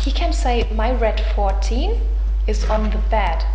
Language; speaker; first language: English; non-native, fluent; German